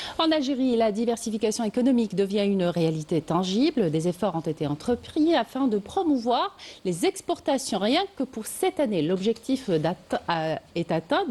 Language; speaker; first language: French; non-native, local second language; Arabic